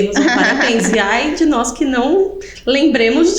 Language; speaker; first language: Portuguese; native; Portuguese